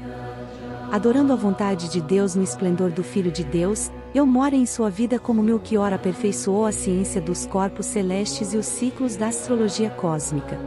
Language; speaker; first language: Portuguese; native; Portuguese